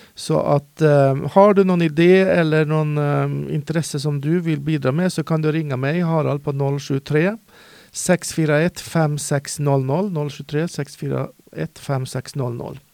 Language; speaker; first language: Swedish; native; Swedish